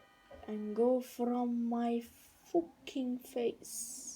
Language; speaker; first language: English; non-native, learner; Danish